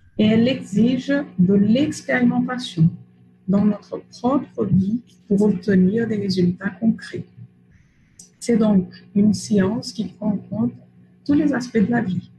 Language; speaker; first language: French; non-native, fluent; Portuguese